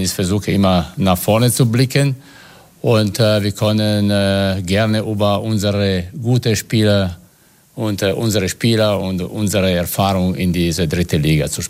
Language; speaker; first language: German; non-native, fluent; Italian